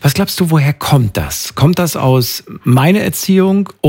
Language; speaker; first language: German; native; German